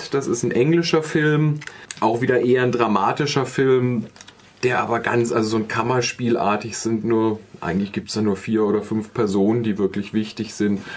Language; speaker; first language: German; native; German